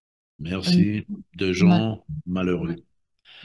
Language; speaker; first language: French; non-native, fluent; Russian